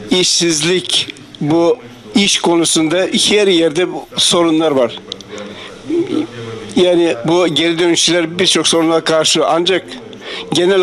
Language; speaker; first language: Turkish; non-native, fluent; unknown